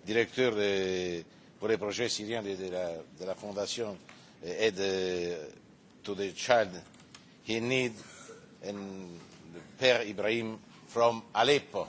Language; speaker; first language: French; non-native, fluent; Italian